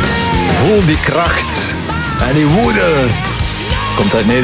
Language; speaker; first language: Dutch; native; Dutch